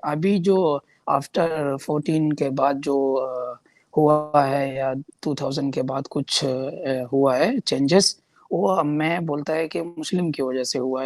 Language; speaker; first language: Hindi; non-native, local second language; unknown